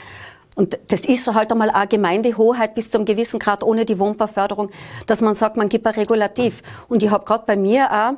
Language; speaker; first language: German; native; German